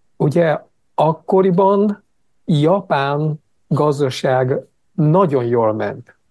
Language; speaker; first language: Hungarian; non-native, fluent; Japanese